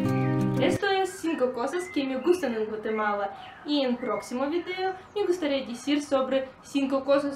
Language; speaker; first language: Spanish; non-native, learner; Russian